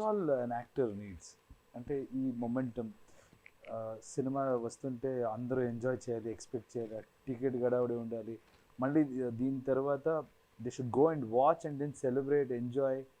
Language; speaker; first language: Telugu; non-native, learner; Kannada